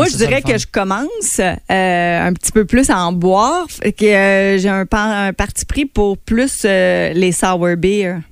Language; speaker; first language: French; native; French